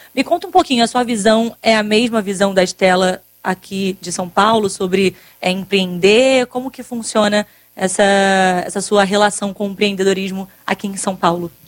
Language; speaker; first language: Portuguese; native; Portuguese